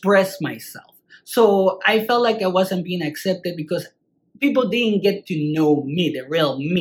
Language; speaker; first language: English; non-native, fluent; Spanish